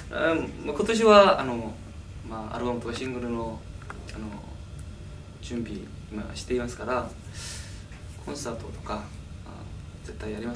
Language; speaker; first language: Japanese; non-native, learner; Korean